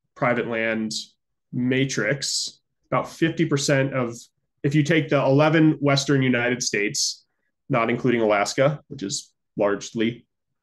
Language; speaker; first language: English; native; English